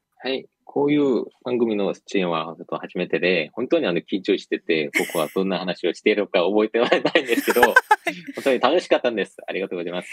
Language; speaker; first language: Japanese; non-native, fluent; Korean